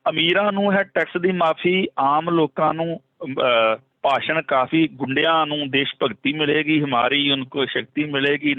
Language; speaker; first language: Hindi; non-native, local second language; Punjabi